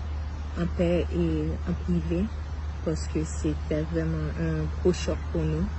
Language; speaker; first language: French; non-native, local second language; Haitian Creole